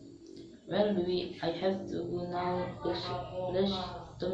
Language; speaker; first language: English; non-native, learner; Indonesian